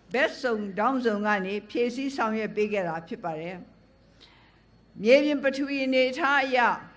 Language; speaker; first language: Burmese; native; Burmese